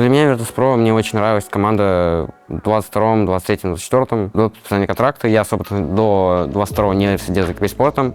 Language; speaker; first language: Russian; native; Russian